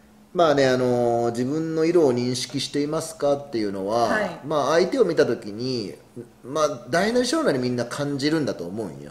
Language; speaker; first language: Japanese; native; Japanese